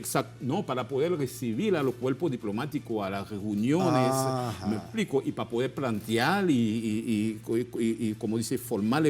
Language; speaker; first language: Spanish; non-native, fluent; Haitian Creole